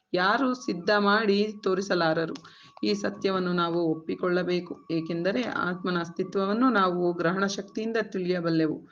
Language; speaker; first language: Kannada; native; Kannada